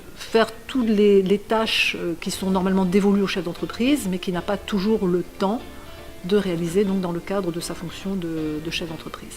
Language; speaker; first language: French; native; French